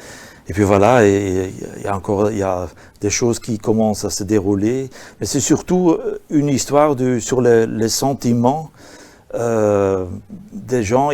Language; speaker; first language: French; non-native, local second language; Dutch